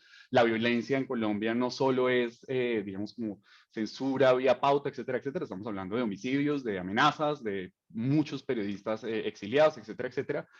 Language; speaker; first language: Spanish; native; Spanish